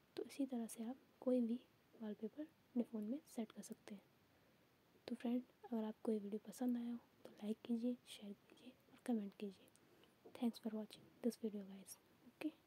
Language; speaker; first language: Hindi; native; Hindi